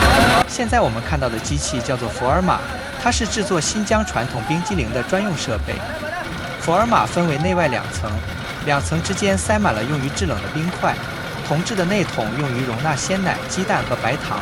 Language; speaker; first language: Chinese; native; Chinese